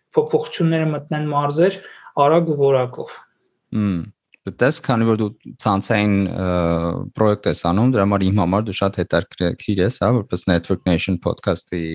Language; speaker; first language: Armenian; native; Armenian